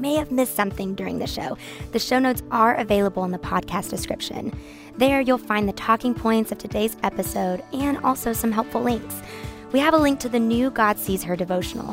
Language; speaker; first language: English; native; English